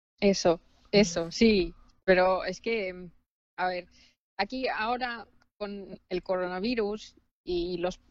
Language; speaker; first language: Spanish; non-native, fluent; Finnish